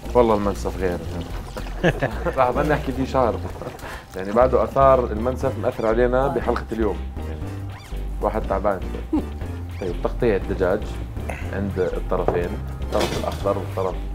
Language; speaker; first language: Arabic; native; Arabic